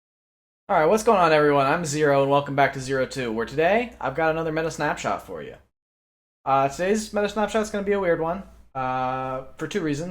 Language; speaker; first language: English; native; English